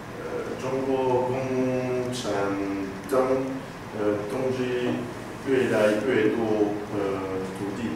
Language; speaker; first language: Chinese; non-native, learner; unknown